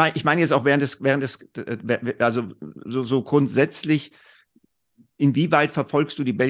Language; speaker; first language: German; native; German